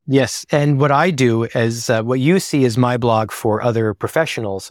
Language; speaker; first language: English; native; English